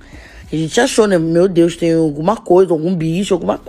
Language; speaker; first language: Portuguese; native; Portuguese